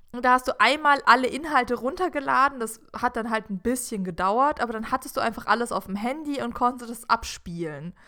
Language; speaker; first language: German; native; German